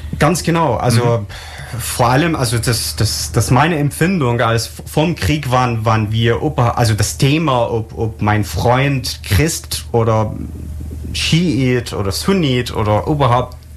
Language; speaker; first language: German; non-native, fluent; Arabic